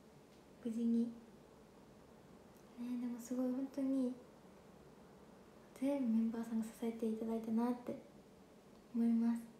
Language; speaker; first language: Japanese; native; Japanese